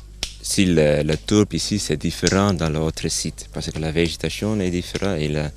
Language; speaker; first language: French; non-native, learner; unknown